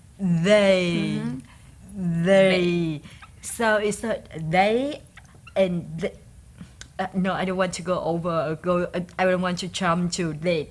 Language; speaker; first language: English; non-native, learner; Vietnamese